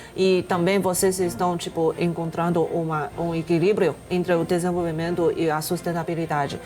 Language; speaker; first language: Portuguese; non-native, fluent; Chinese